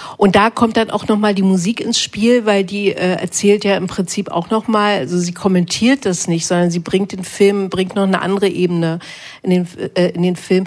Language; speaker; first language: German; native; German